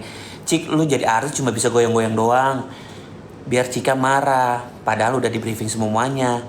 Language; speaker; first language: Indonesian; native; Indonesian